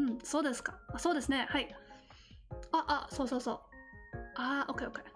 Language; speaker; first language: Japanese; non-native, learner; English